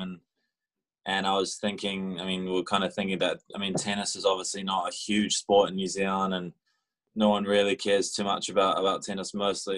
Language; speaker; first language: English; native; English